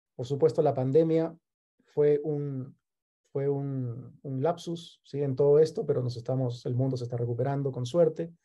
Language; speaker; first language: Spanish; native; Spanish